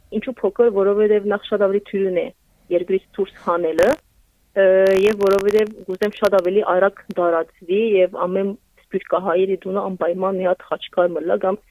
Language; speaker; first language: Armenian; early bilingual, heritage; Armenian